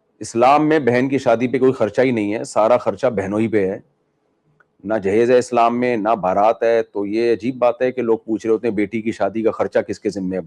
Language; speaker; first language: Urdu; native; Urdu